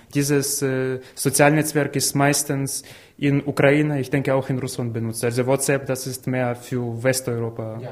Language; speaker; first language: German; non-native, fluent; Ukrainian